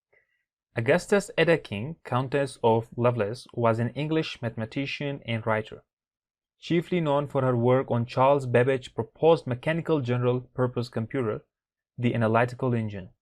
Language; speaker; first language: English; non-native, fluent; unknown